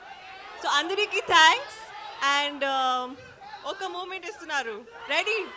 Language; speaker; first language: Telugu; non-native, local second language; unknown